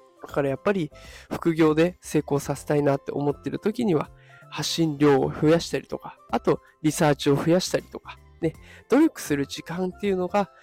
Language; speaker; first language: Japanese; native; Japanese